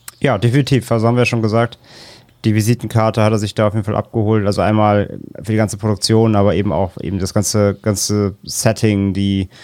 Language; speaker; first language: German; native; German